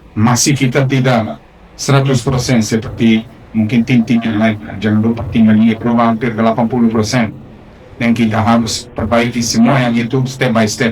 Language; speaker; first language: Indonesian; non-native, fluent; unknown